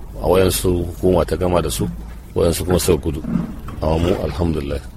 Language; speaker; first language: Hausa; native; Hausa